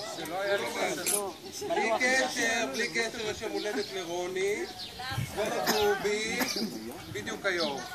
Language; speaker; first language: Hebrew; native; Hebrew